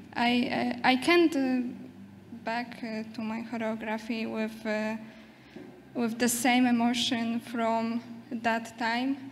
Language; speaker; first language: English; non-native, learner; Polish